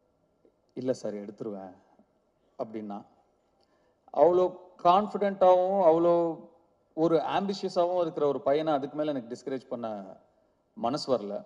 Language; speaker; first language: Tamil; native; Tamil